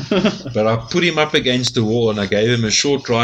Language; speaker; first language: English; native; English